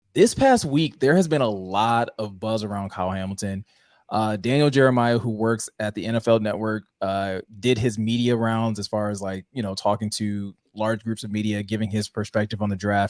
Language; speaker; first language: English; native; English